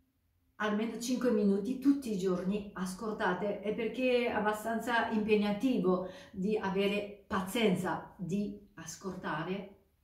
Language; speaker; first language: Italian; non-native, fluent; Japanese